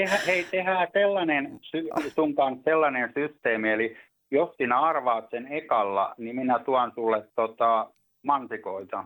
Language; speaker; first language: Finnish; native; Finnish